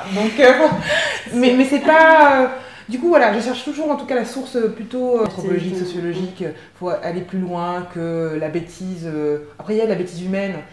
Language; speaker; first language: French; native; French